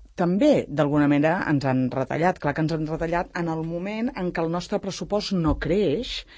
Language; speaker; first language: Catalan; native; Catalan